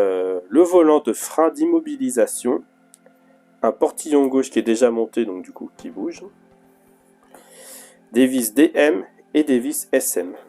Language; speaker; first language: French; native; French